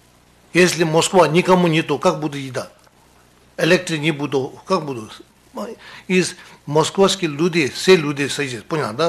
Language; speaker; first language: Russian; non-native, learner; Tibetan